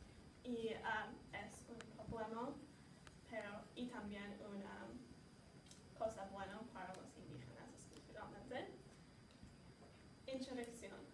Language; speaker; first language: Spanish; non-native, learner; English